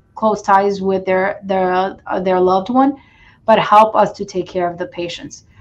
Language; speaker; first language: English; non-native, fluent; Spanish